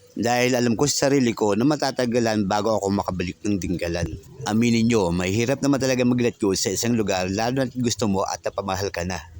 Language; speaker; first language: Filipino; native; Filipino